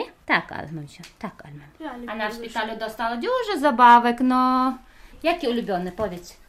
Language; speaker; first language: Polish; non-native, learner; Chechen